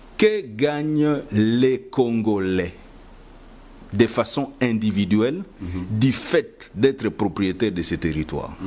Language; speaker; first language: French; non-native, local second language; Lingala